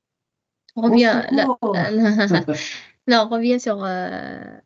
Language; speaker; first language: French; native; French